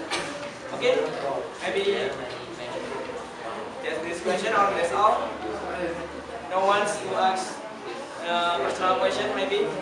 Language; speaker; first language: English; non-native, learner; Indonesian